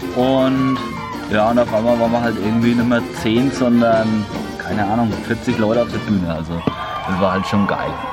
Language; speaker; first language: German; native; German